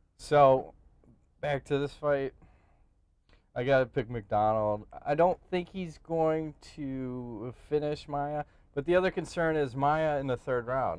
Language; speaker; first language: English; native; English